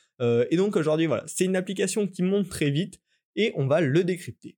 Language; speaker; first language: French; native; French